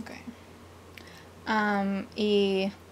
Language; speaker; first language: Spanish; early bilingual, other home language; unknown